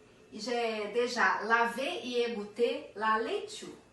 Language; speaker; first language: French; non-native, learner; Portuguese